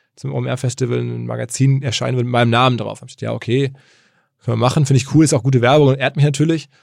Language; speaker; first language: German; native; German